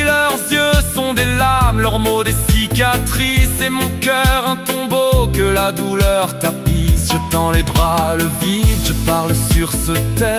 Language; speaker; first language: French; native; French